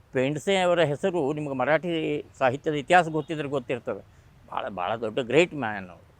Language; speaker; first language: Kannada; non-native, local second language; Marathi